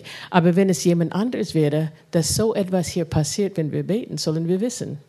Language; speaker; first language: German; non-native, fluent; English